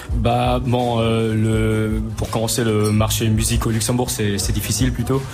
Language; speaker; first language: French; native; French